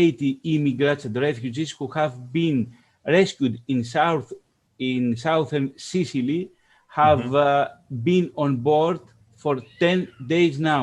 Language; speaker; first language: English; non-native, fluent; Greek